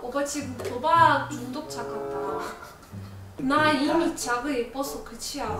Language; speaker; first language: Korean; non-native, fluent; Russian